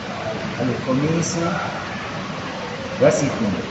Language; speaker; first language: Arabic; non-native, learner; Indonesian